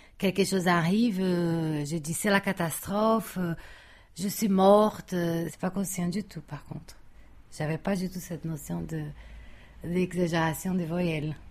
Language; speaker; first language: French; non-native, fluent; Portuguese